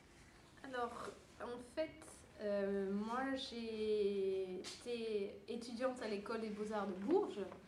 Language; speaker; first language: French; early bilingual, other home language; Dutch